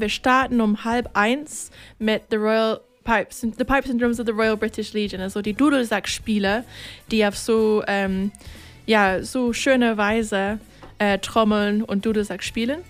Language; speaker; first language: German; non-native, fluent; English